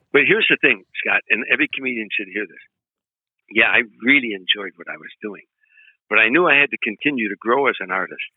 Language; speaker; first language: English; native; English